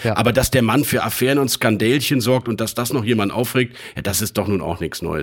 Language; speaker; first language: German; native; German